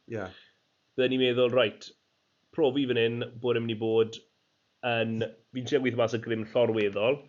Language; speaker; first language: Welsh; native; Welsh